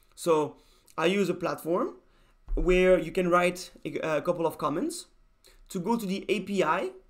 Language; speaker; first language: English; non-native, fluent; Spanish